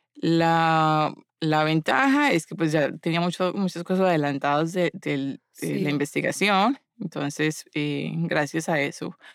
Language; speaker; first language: Spanish; native; Spanish